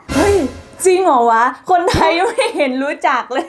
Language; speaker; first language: Thai; native; Thai